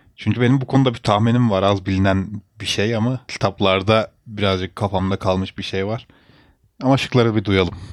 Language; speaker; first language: Turkish; native; Turkish